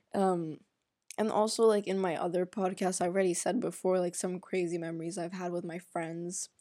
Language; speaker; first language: English; non-native, fluent; Arabic